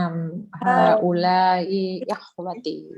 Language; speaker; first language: Arabic; non-native, learner; Indonesian